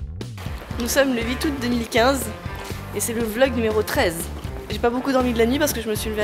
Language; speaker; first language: French; native; French